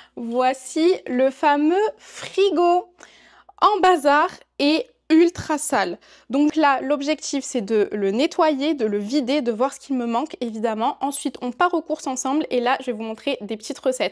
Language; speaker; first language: French; native; French